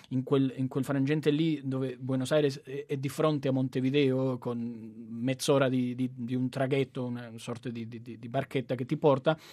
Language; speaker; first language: Italian; non-native, fluent; Spanish